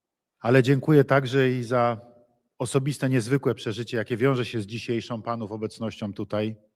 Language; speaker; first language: Polish; native; Polish